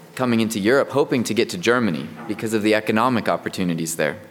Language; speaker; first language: English; native; English